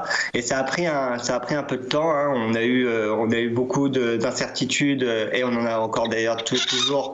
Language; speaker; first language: French; native; French